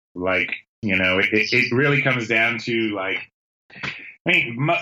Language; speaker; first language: English; native; English